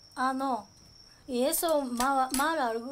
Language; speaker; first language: Spanish; non-native, learner; Japanese